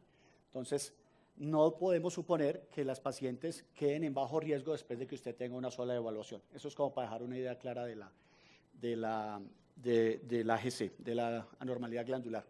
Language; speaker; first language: Spanish; native; Spanish